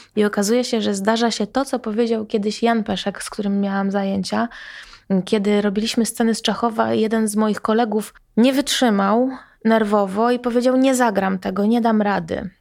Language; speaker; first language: Polish; native; Polish